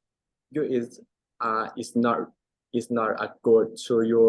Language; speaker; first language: English; non-native, learner; Thai